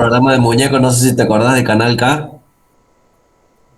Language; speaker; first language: Spanish; native; Spanish